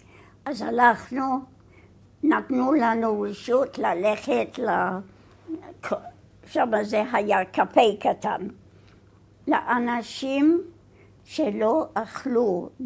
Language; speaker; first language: Hebrew; non-native, fluent; English